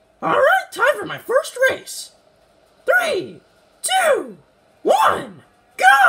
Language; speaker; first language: English; native; English